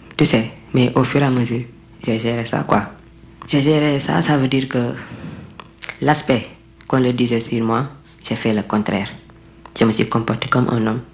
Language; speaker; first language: French; non-native, local second language; Wolof